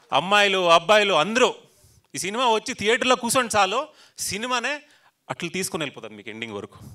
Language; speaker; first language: Telugu; native; Telugu